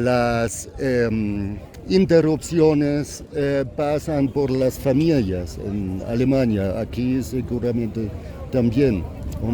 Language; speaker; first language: Spanish; non-native, fluent; German